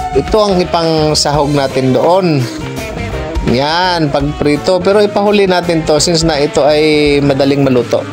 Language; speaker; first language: Filipino; non-native, local second language; Cebuano